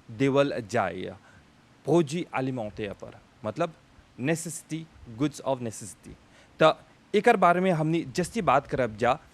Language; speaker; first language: Bhojpuri; non-native, local second language; Morisyen